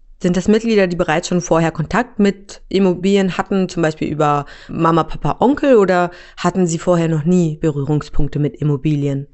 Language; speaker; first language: German; native; German